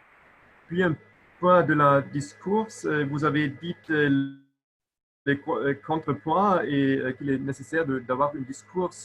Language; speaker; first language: French; non-native, local second language; German